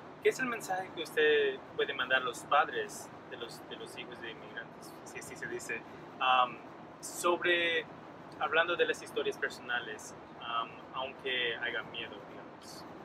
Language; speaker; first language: Spanish; early bilingual, other home language; English